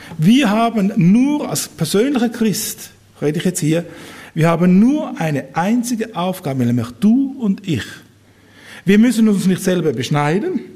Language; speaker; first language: German; native; German